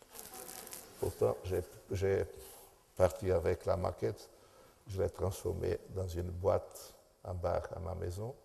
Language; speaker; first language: French; non-native, fluent; Portuguese